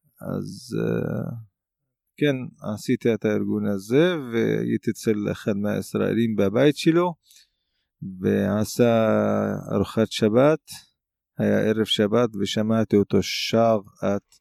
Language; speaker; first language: Hebrew; non-native, local second language; Arabic